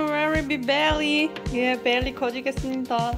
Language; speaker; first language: Korean; non-native, fluent; German